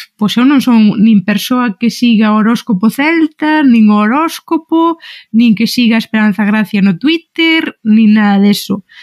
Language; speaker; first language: Galician; native; Galician